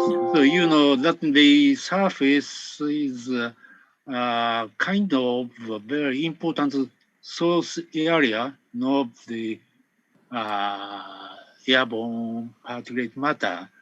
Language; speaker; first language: English; non-native, fluent; Japanese